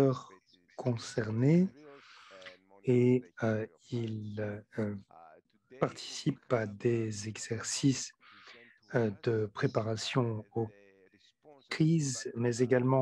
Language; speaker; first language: French; native; French